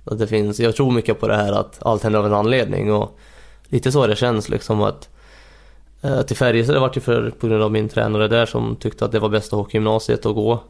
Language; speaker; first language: Swedish; early bilingual, other home language; Hungarian